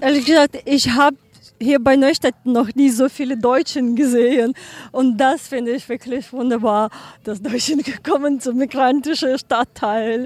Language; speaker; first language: German; non-native, learner; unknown